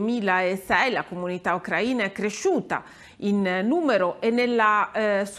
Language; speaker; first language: Italian; native; Italian